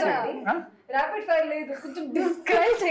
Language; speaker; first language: Telugu; non-native, fluent; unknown